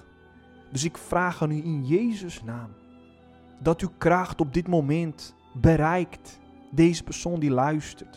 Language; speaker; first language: Dutch; non-native, fluent; Portuguese